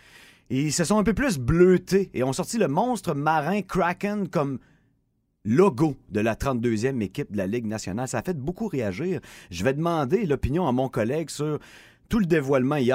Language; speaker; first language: French; native; French